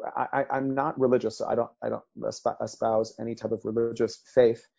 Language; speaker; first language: English; early bilingual, other home language; Spanish